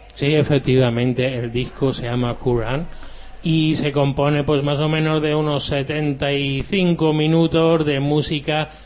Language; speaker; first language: Spanish; early bilingual, other home language; German